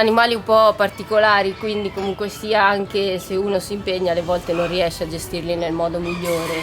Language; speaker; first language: Italian; native; Italian